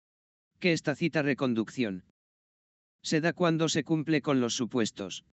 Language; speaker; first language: Spanish; native; Spanish